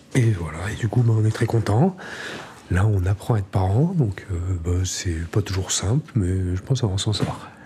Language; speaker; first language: French; native; French